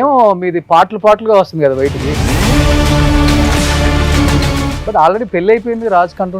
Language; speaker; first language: Telugu; native; Telugu